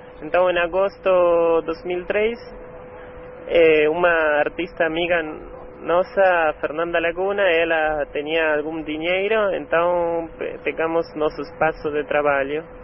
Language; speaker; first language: Portuguese; non-native, learner; Spanish